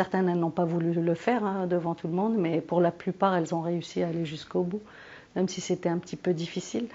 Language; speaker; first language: French; native; French